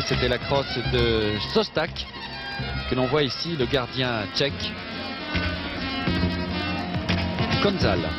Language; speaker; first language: French; native; French